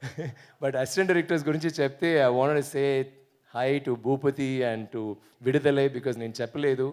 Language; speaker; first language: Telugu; non-native, learner; Tamil